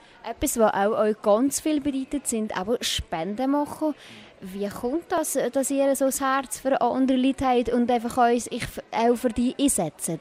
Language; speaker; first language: German; native; German